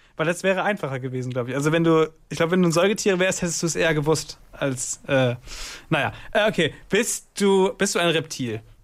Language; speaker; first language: German; native; German